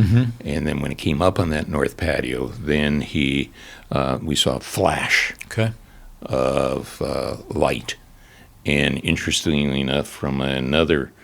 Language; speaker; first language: English; native; English